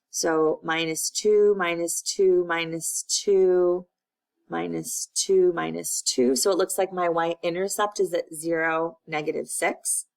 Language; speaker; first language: English; native; English